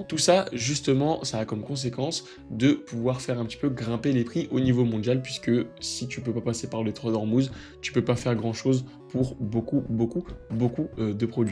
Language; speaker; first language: French; native; French